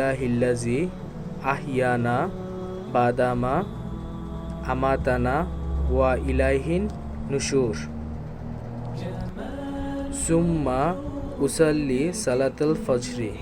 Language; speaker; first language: Arabic; non-native, learner; Malay